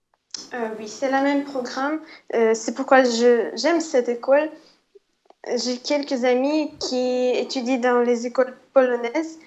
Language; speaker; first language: French; non-native, fluent; Ukrainian